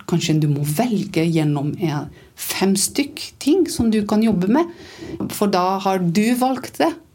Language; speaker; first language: Norwegian; non-native, fluent; Romanian